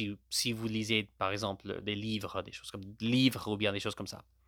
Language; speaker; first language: French; non-native, fluent; Gujarati